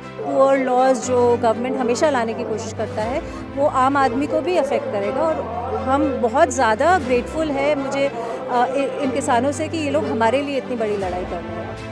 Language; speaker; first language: Hindi; non-native, local second language; Bangla